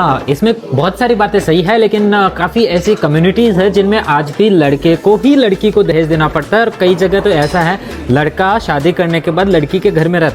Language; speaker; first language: Hindi; native; Hindi